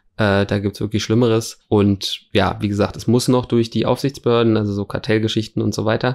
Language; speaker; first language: German; native; German